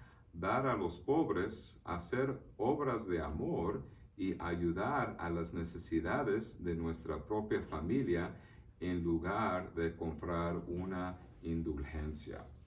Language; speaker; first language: Spanish; early bilingual, heritage; Spanish